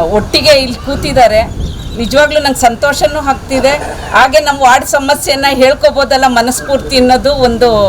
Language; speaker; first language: Kannada; native; Kannada